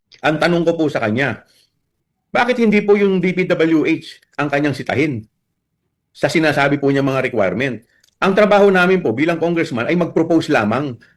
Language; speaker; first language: Filipino; native; Filipino